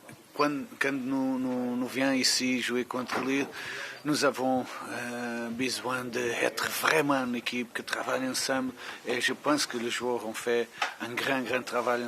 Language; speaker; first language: French; non-native, fluent; Portuguese